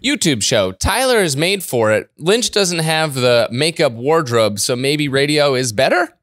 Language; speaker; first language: English; native; English